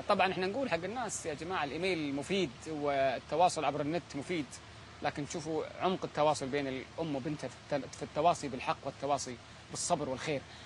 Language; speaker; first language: Arabic; native; Arabic